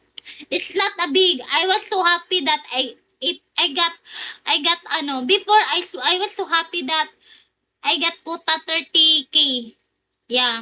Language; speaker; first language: English; non-native, learner; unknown